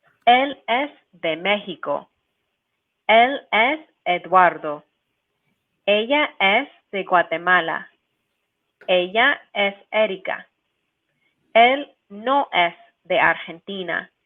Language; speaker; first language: Spanish; non-native, fluent; English